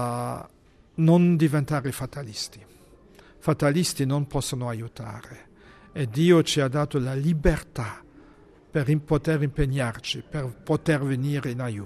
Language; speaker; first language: Italian; non-native, fluent; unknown